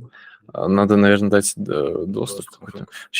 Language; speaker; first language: Russian; native; Russian